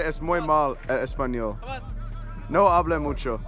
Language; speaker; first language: Spanish; non-native, learner; English